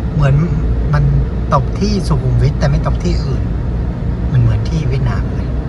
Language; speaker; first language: Thai; non-native, fluent; Vietnamese